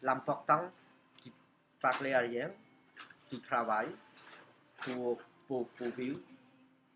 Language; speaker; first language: French; non-native, fluent; Khmer